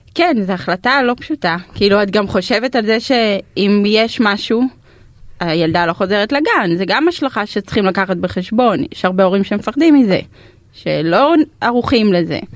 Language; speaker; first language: Hebrew; native; Hebrew